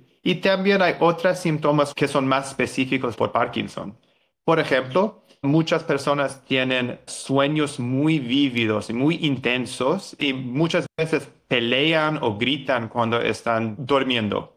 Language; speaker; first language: Spanish; non-native, fluent; English